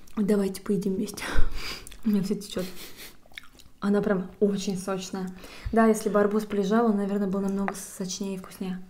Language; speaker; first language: Russian; native; Russian